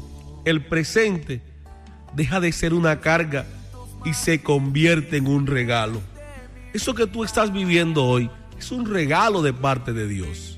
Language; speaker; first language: Spanish; native; Spanish